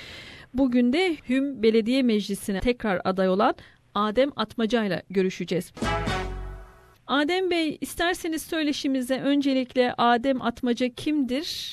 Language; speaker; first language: Turkish; native; Turkish